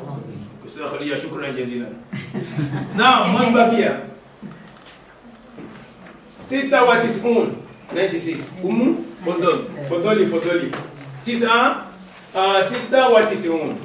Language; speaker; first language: Arabic; non-native, fluent; Malay